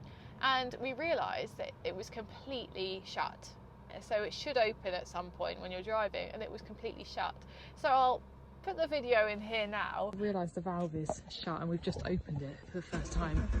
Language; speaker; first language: English; native; English